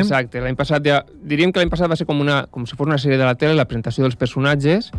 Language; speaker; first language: Catalan; native; Catalan